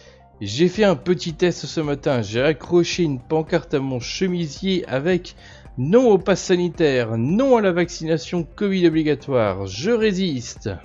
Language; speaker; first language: French; native; French